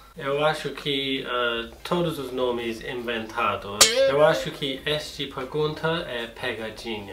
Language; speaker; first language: Portuguese; non-native, learner; English